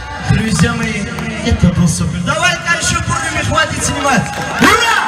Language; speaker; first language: Russian; non-native, fluent; Lezghian